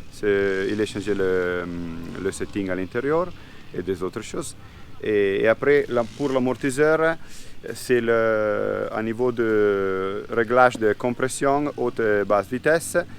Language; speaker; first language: French; non-native, learner; Italian